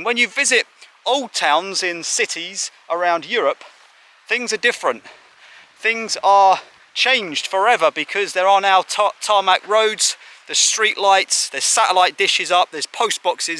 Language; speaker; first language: English; native; English